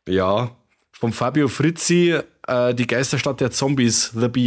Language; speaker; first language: German; native; German